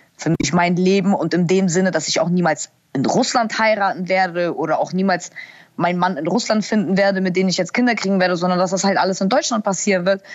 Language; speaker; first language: German; early bilingual, other home language; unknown